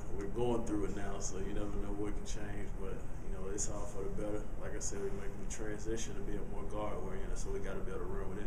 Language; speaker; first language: English; native; English